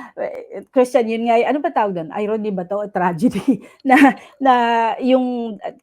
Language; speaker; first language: Filipino; non-native, local second language; Cebuano